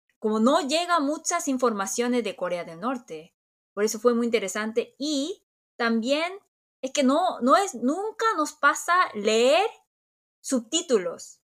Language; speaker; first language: Spanish; non-native, fluent; Korean